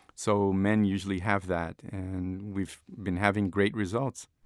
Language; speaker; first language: English; non-native, fluent; Portuguese